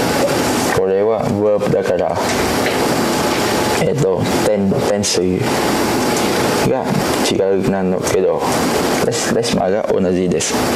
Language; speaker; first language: Japanese; non-native, learner; Cantonese